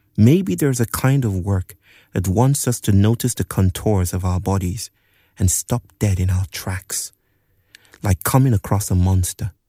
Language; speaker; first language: English; non-native, local second language; Yoruba